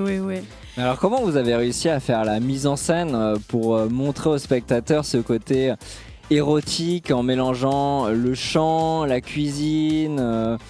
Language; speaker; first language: French; native; French